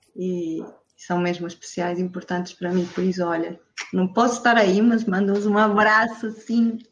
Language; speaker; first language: Portuguese; non-native, fluent; Spanish